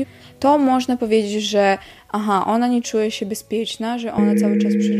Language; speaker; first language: Polish; non-native, learner; Ukrainian